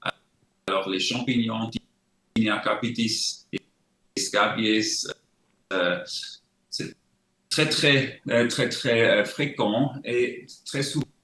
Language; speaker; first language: French; non-native, local second language; German